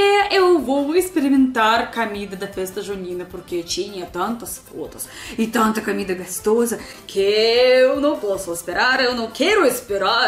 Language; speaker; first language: Portuguese; non-native, learner; Russian